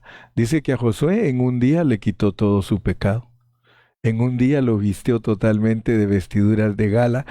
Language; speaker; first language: Spanish; native; Spanish